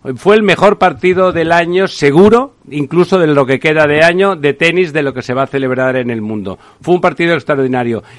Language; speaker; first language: Spanish; native; Spanish